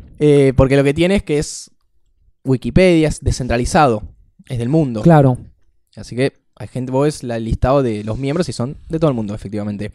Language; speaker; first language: Spanish; native; Spanish